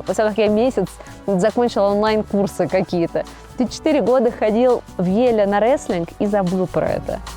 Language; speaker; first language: Russian; native; Russian